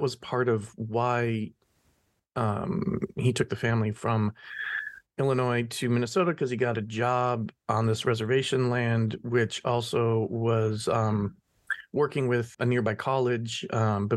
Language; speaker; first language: English; native; English